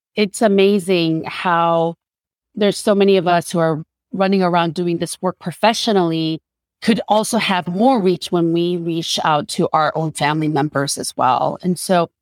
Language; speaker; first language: English; non-native, fluent; Korean